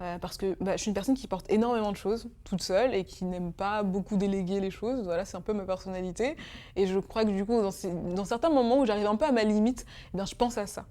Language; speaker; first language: French; early bilingual, other home language; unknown